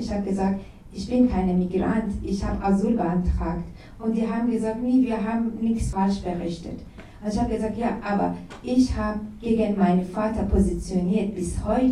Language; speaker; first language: German; non-native, learner; Persian